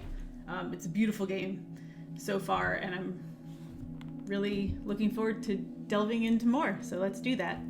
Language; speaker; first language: English; native; English